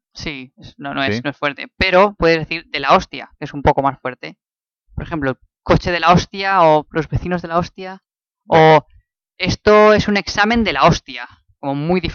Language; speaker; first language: Spanish; native; Spanish